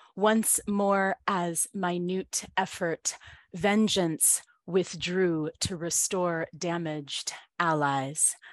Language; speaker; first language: English; native; English